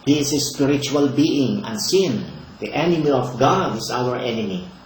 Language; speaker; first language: English; non-native, local second language; Filipino